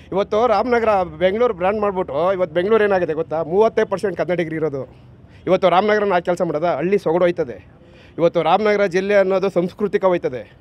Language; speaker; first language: Kannada; native; Kannada